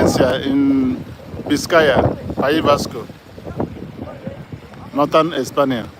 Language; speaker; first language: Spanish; non-native, learner; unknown